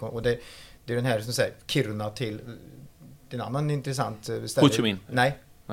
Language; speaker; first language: Swedish; non-native, fluent; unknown